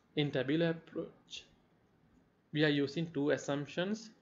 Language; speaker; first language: English; non-native, local second language; Sinhala